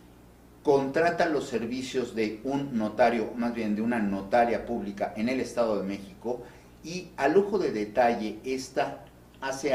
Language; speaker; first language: Spanish; native; Spanish